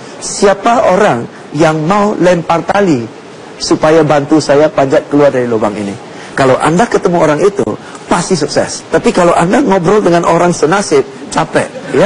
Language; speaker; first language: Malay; non-native, local second language; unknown